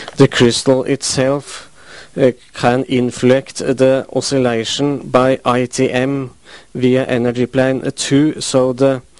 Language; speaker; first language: English; non-native, fluent; Norwegian